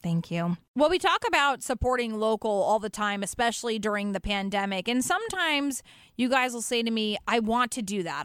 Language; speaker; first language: English; native; English